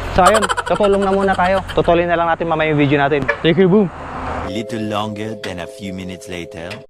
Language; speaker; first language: Filipino; native; Filipino